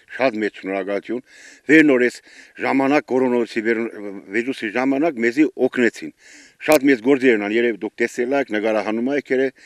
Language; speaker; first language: Armenian; native; Armenian